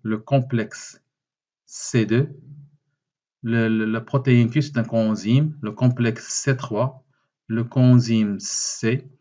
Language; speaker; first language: French; non-native, local second language; Arabic